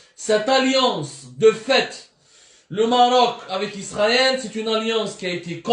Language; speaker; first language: French; non-native, local second language; Arabic